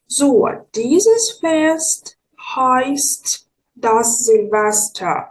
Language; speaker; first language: German; non-native, fluent; Ukrainian